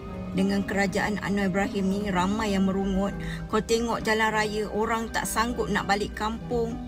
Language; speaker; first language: Malay; native; Malay